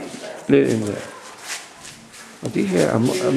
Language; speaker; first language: Danish; non-native, learner; English